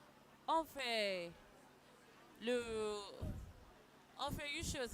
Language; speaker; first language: French; non-native, learner; Yoruba